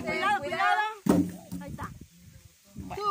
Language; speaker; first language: Spanish; native; Spanish